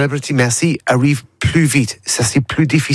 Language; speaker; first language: French; non-native, learner; English